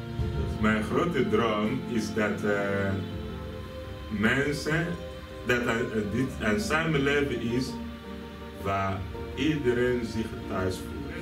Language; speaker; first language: Dutch; non-native, fluent; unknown